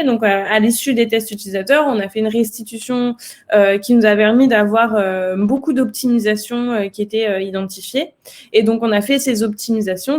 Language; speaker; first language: French; native; French